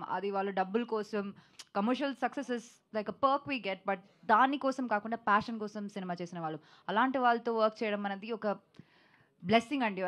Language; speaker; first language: Telugu; non-native, local second language; Malayalam